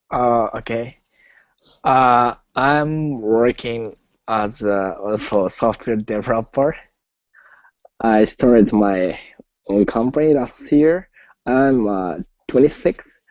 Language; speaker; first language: English; non-native, learner; Japanese